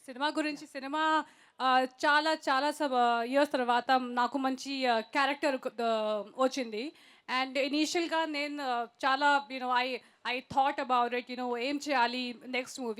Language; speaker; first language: Telugu; non-native, fluent; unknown